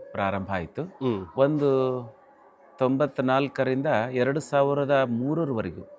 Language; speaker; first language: Kannada; native; Kannada